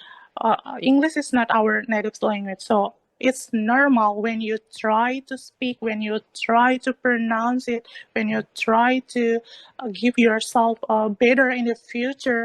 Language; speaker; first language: English; non-native, learner; Indonesian